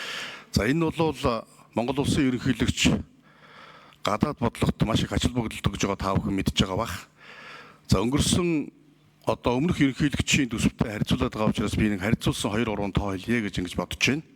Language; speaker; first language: Mongolian; native; Mongolian